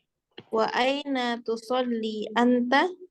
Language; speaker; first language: Arabic; non-native, fluent; Indonesian